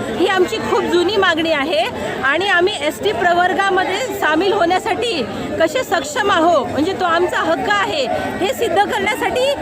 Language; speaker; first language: Marathi; non-native, local second language; Lambadi